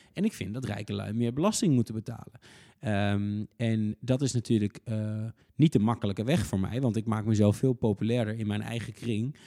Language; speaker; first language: Dutch; native; Dutch